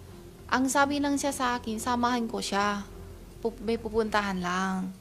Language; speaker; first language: Filipino; non-native, learner; Chinese